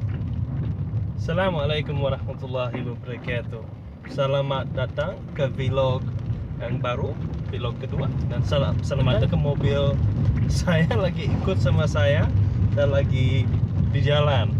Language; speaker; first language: Indonesian; non-native, fluent; English